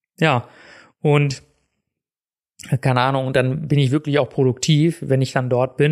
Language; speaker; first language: German; native; German